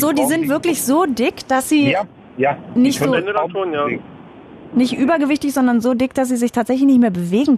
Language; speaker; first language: German; native; German